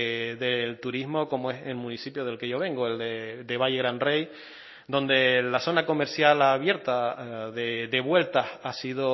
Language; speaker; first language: Spanish; native; Spanish